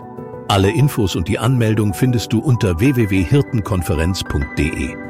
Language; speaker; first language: German; native; German